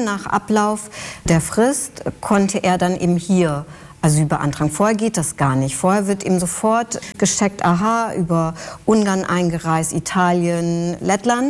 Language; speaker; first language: German; native; German